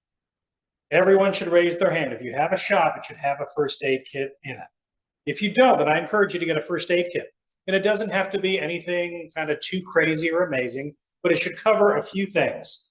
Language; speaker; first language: English; native; English